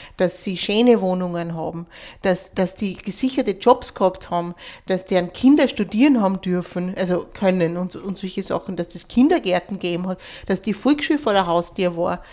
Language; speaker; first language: German; native; German